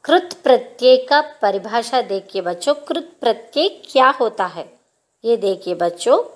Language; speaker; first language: Hindi; non-native, local second language; Telugu